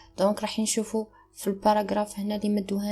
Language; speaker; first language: Arabic; native; Arabic